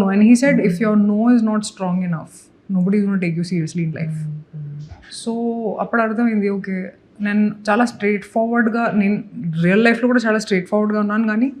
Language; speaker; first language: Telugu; non-native, fluent; Hindi